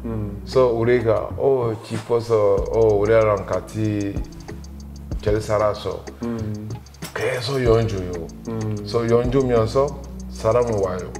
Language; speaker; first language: Korean; non-native, learner; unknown